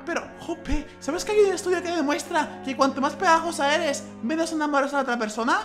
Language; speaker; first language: Spanish; native; Spanish